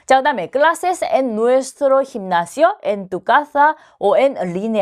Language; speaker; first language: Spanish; non-native, fluent; Korean